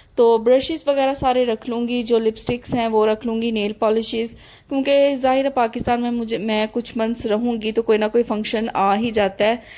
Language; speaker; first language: Urdu; native; Urdu